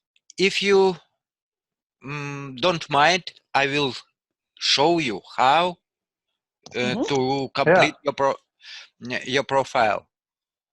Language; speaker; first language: English; non-native, learner; Russian